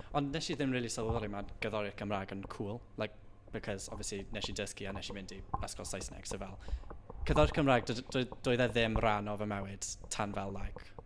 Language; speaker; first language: Welsh; non-native, local second language; English